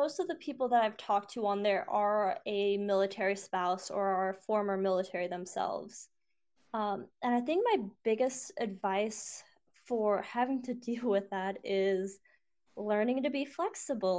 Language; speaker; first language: English; native; English